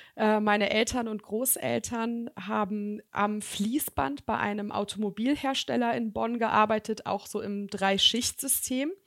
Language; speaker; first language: German; early bilingual, other home language; Serbian